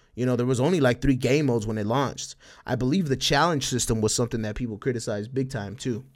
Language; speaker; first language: English; early bilingual, other home language; Spanish